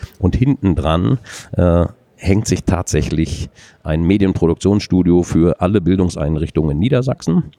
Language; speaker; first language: German; native; German